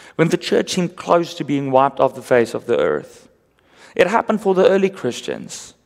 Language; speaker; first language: English; non-native, local second language; Afrikaans